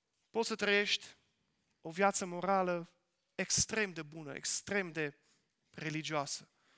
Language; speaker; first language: Romanian; non-native, fluent; Dutch